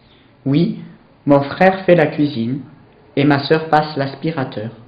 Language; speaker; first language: French; non-native, learner; English